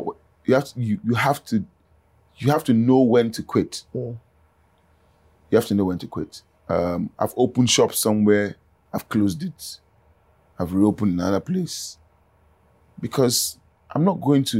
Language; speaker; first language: English; non-native, local second language; Yoruba